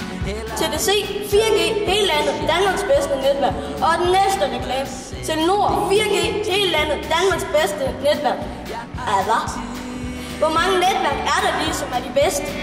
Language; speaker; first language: Danish; native; Danish